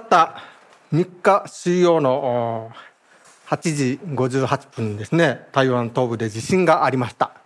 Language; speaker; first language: Japanese; native; Japanese